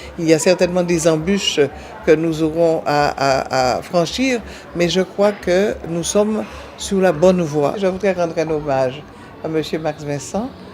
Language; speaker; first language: French; native; French